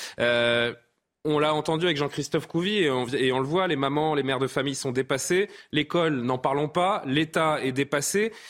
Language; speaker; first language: French; native; French